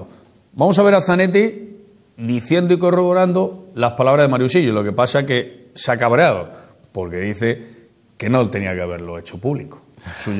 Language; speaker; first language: Spanish; native; Spanish